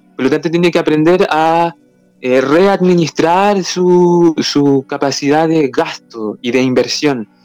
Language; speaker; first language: Spanish; native; Spanish